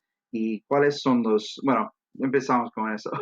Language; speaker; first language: Spanish; non-native, fluent; English